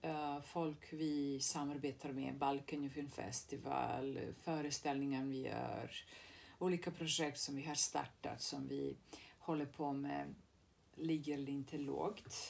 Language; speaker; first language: Swedish; non-native, fluent; Serbian